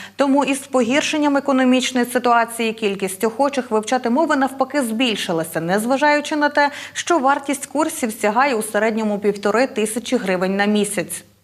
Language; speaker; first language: Ukrainian; native; Ukrainian